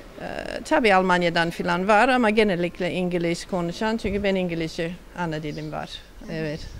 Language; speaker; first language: Turkish; non-native, fluent; English